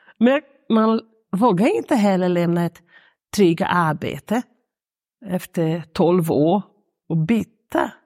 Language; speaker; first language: Swedish; non-native, fluent; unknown